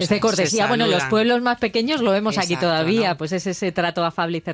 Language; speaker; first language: Spanish; native; Spanish